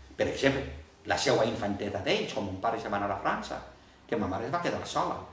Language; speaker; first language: Catalan; early bilingual, heritage; Catalan